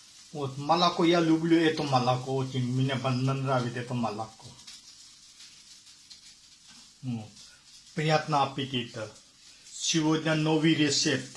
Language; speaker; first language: Russian; non-native, learner; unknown